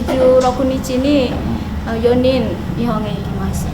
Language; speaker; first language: Japanese; non-native, learner; Indonesian